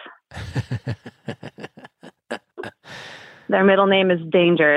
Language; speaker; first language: English; native; English